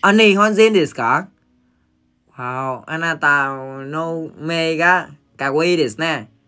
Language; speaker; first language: Japanese; non-native, learner; Vietnamese